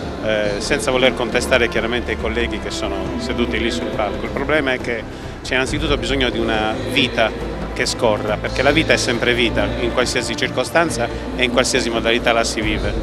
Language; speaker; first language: Italian; native; Italian